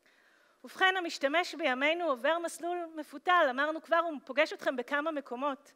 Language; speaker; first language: Hebrew; native; Hebrew